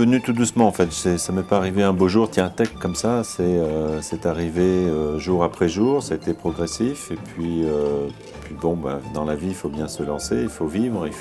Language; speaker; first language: French; early bilingual, other home language; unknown